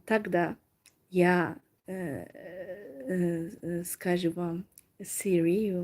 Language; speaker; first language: Russian; non-native, learner; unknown